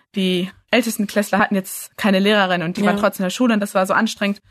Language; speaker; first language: German; early bilingual, other home language; English